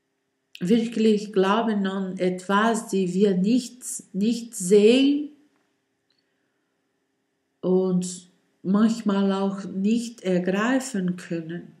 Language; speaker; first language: German; non-native, learner; Portuguese